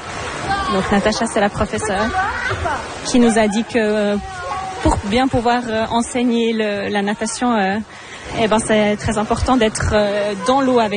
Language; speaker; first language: French; native; French